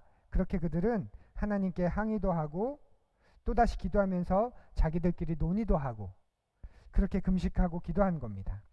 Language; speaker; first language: Korean; native; Korean